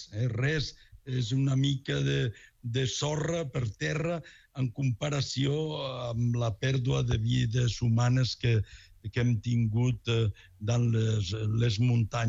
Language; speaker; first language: Catalan; non-native, local second language; Spanish